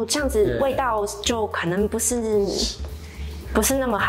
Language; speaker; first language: Chinese; native; Chinese